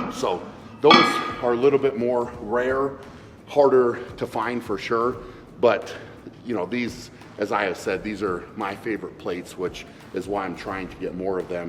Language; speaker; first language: English; native; English